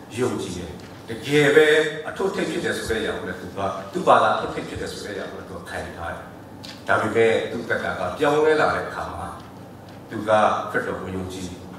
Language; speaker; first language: Burmese; non-native, local second language; S'gaw Karen